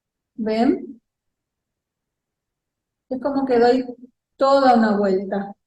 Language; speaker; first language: Spanish; native; Spanish